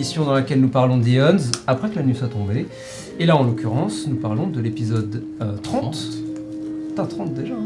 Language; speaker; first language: French; native; French